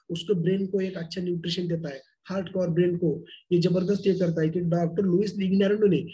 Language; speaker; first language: Hindi; non-native, local second language; Marathi